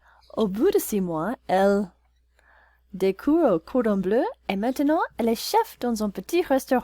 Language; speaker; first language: French; non-native, fluent; English